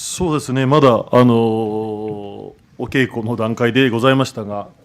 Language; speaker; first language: Japanese; native; Japanese